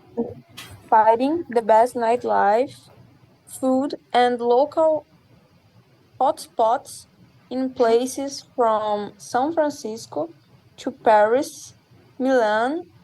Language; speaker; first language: English; non-native, learner; Portuguese